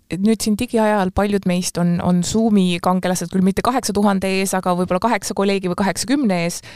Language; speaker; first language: Estonian; native; Estonian